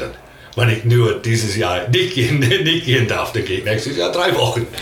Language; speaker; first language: German; non-native, learner; English